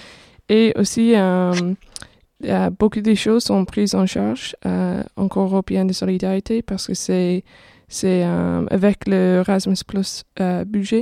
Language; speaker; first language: French; non-native, fluent; English